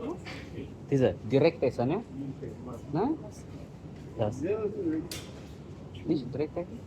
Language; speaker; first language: German; non-native, learner; Amharic